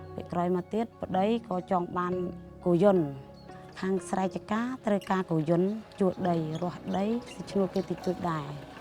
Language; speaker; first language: Khmer; non-native, local second language; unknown